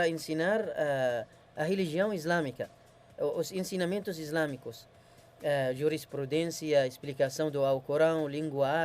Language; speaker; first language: Portuguese; non-native, learner; Arabic